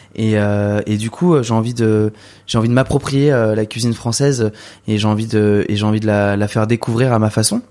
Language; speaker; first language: French; native; French